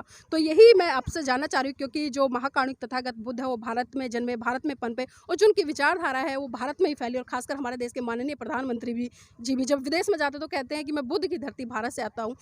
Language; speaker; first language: Hindi; native; Hindi